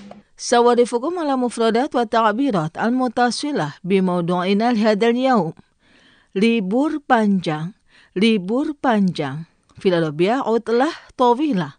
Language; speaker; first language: Arabic; non-native, fluent; Indonesian